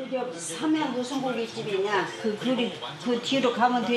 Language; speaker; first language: Korean; native; Korean